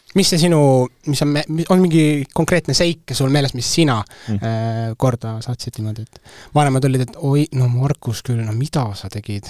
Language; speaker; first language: Estonian; native; Estonian